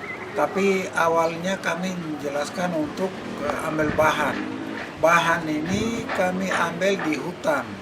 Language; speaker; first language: Indonesian; non-native, local second language; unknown